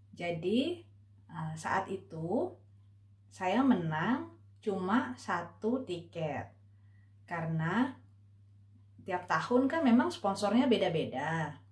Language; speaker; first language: Indonesian; native; Indonesian